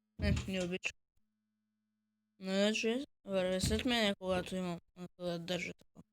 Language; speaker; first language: Bulgarian; native; Bulgarian